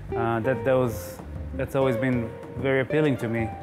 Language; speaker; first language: English; non-native, fluent; Hebrew